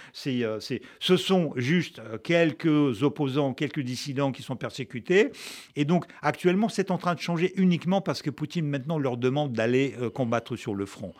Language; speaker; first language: French; non-native, fluent; Russian